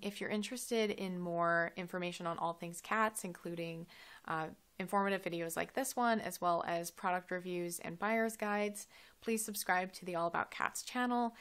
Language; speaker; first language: English; native; English